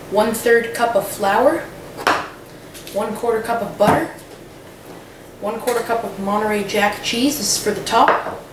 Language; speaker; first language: English; native; English